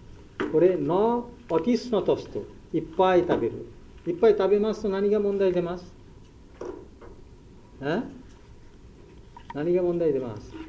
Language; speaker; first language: Japanese; non-native, learner; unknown